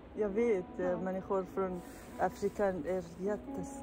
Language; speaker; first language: Swedish; non-native, learner; Hazaragi